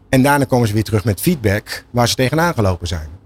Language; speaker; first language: Dutch; native; Dutch